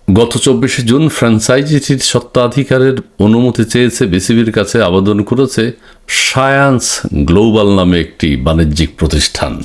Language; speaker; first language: Bangla; native; Bangla